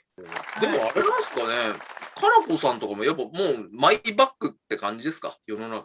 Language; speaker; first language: Japanese; native; Japanese